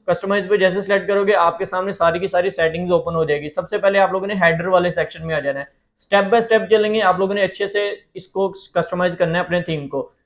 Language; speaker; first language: Urdu; native; Urdu